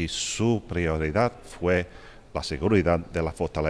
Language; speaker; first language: Spanish; non-native, fluent; English